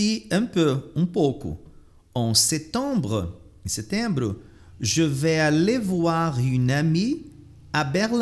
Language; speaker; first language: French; non-native, fluent; Portuguese